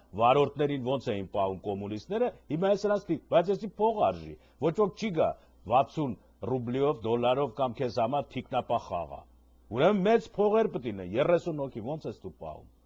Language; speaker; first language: Armenian; native; Armenian